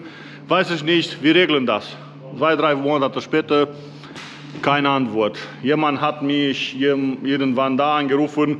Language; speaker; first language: German; non-native, learner; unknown